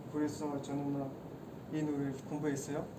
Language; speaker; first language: Korean; non-native, learner; Mongolian